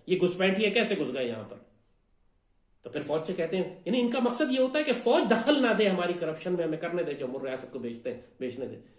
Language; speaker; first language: Urdu; native; Urdu